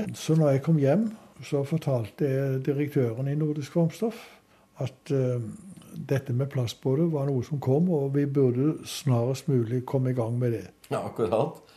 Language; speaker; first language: Norwegian; native; Norwegian